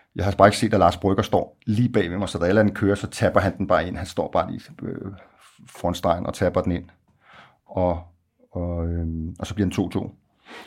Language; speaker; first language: Danish; native; Danish